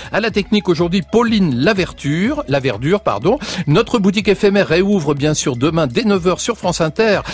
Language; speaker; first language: French; native; French